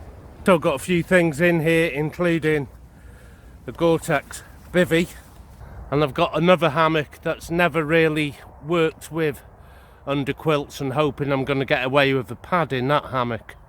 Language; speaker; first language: English; native; English